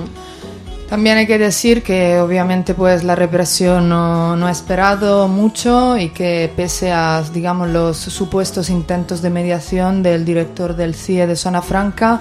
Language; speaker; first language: Spanish; native; Spanish